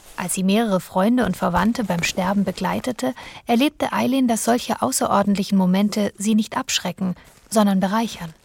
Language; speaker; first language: German; native; German